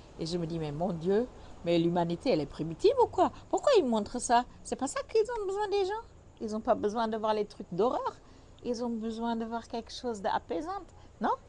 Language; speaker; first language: French; non-native, fluent; German